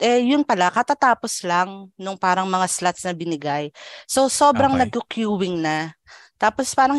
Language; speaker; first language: English; non-native, local second language; Filipino